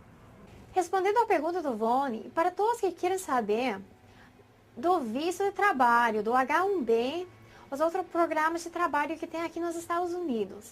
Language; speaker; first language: Portuguese; non-native, fluent; English